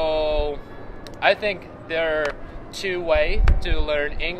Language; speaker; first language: English; non-native, fluent; Japanese